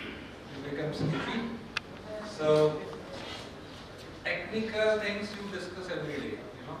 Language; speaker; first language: English; non-native, local second language; Hindi